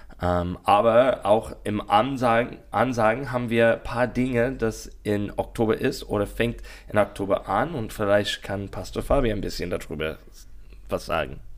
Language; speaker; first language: German; non-native, learner; English